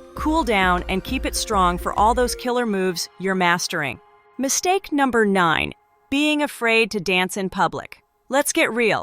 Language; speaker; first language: English; non-native, fluent; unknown